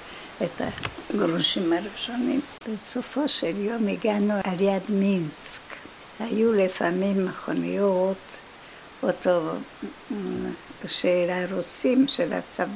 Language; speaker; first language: Hebrew; non-native, fluent; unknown